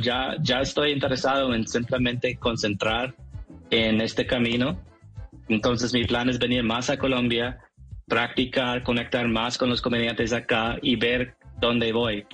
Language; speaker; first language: Spanish; non-native, fluent; English